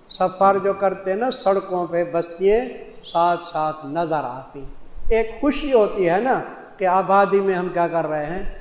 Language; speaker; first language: Urdu; non-native, local second language; Saraiki